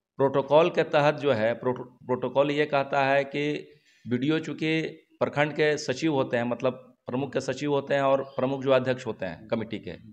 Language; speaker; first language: Hindi; native; Hindi